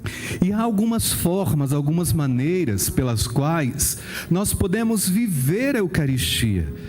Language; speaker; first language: Portuguese; native; Portuguese